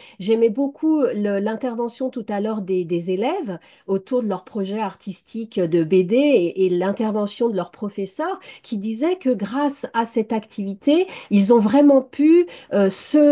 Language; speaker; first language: French; native; French